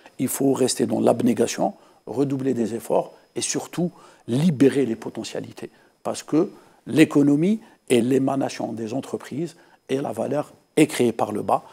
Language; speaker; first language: French; non-native, local second language; Arabic